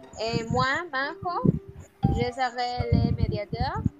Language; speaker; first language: French; non-native, learner; Spanish